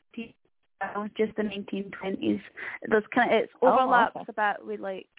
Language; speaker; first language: English; native; English